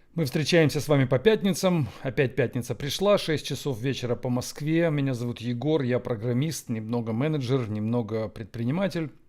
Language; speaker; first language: Russian; native; Russian